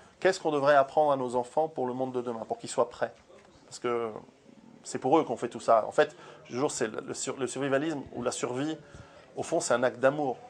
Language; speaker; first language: French; early bilingual, other home language; Italian